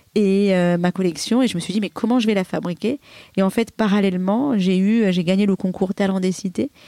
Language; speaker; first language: French; early bilingual, other home language; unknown